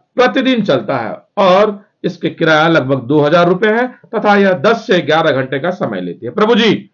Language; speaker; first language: Hindi; native; Hindi